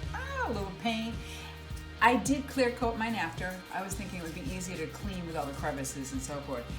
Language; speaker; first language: English; native; English